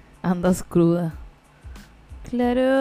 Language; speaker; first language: Spanish; early bilingual, heritage; Spanish